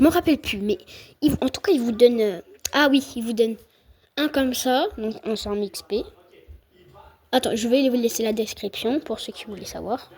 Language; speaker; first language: French; native; French